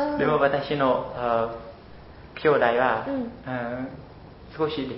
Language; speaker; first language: Japanese; non-native, learner; Khmer